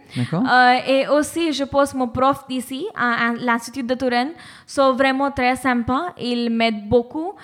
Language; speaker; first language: French; non-native, learner; Hindi